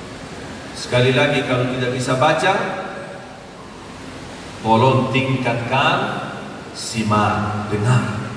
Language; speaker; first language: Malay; non-native, fluent; Arabic